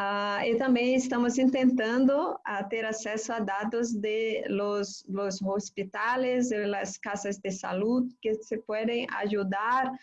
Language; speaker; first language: Spanish; non-native, fluent; Portuguese